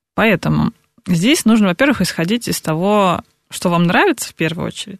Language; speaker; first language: Russian; native; Russian